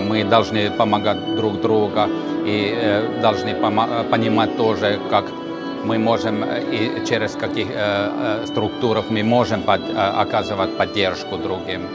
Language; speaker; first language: Russian; non-native, learner; Finnish